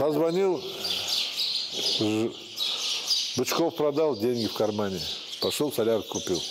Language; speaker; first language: Russian; non-native, local second language; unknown